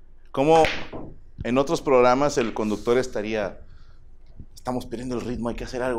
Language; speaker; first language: Spanish; native; Spanish